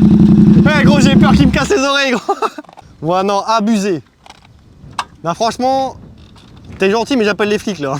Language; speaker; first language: French; native; French